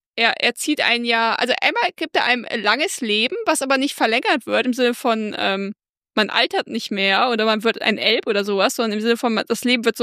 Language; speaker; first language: German; native; German